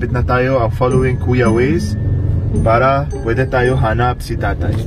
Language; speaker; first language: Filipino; non-native, learner; Arabic